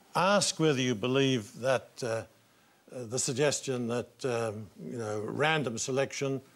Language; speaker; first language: English; native; English